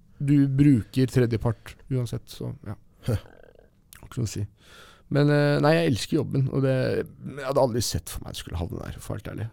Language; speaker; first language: Norwegian; early bilingual, other home language; Persian